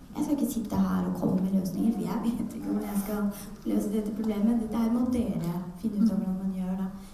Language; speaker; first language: Norwegian; early bilingual, other home language; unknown